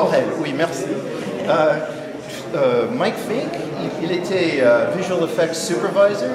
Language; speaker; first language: French; non-native, fluent; English